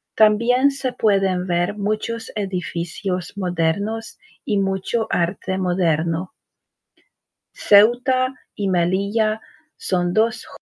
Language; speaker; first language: Spanish; native; Spanish